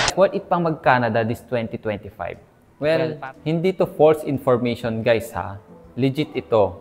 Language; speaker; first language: Filipino; native; Filipino